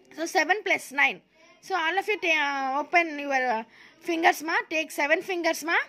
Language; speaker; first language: English; non-native, local second language; Telugu